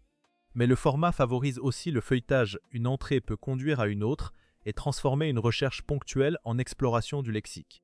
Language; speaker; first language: French; native; French